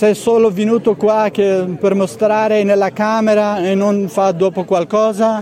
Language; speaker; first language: Italian; non-native, learner; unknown